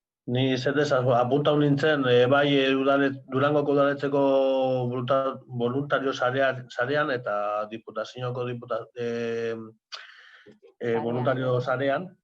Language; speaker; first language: Basque; non-native, local second language; Spanish